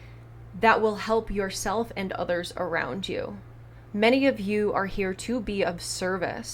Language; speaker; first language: English; native; English